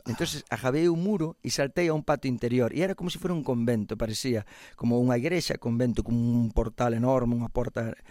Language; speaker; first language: Galician; native; Galician